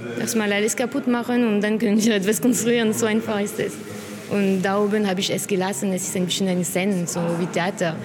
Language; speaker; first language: German; non-native, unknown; French